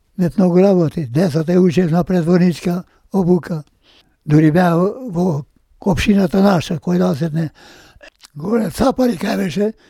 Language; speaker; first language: Macedonian; native; Macedonian